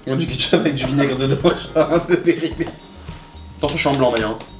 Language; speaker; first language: French; native; French